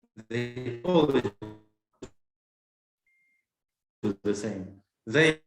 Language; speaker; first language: English; non-native, learner; Ukrainian